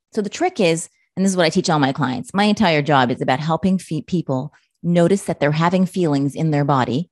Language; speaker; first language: English; native; English